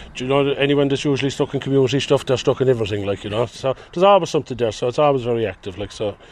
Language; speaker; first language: English; native; English